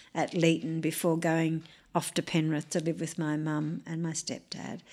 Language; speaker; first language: English; native; English